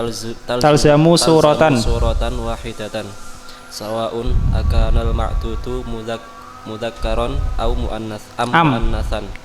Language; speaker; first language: Arabic; non-native, fluent; Indonesian